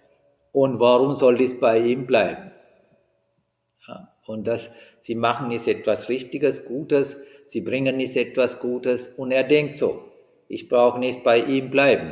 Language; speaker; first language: German; non-native, fluent; Sinhala